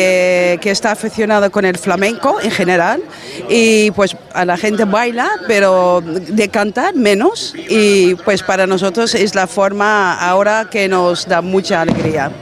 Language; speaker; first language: Spanish; non-native, fluent; Dutch